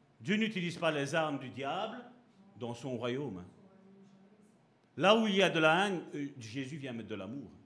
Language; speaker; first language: French; native; French